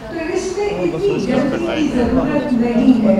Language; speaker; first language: Urdu; native; Urdu